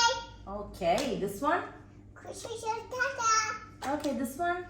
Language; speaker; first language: English; non-native, local second language; Malayalam